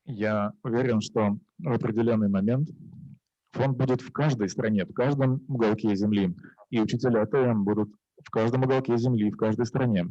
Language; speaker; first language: Russian; native; Russian